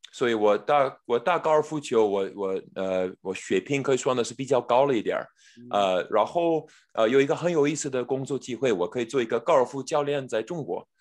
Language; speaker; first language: Chinese; non-native, fluent; English